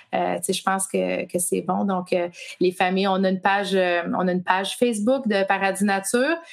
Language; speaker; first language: French; native; French